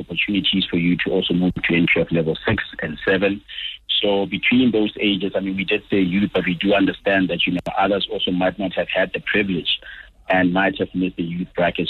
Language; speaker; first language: English; non-native, local second language; Tswana